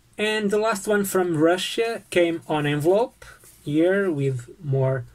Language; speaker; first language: English; non-native, fluent; Portuguese